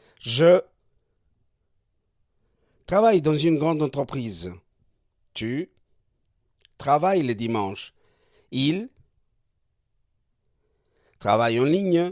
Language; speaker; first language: French; non-native, fluent; Spanish